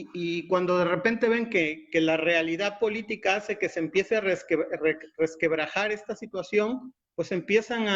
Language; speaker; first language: Spanish; native; Spanish